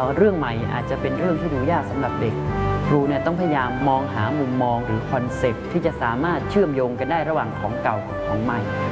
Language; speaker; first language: Thai; native; Thai